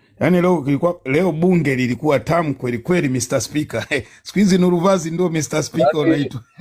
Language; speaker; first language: Swahili; native; Swahili